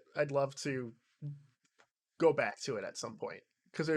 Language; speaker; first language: English; native; English